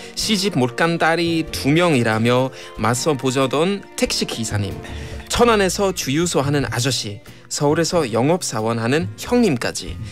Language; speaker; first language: Korean; non-native, fluent; German